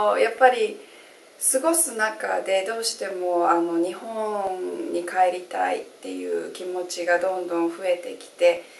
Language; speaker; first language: Japanese; native; Japanese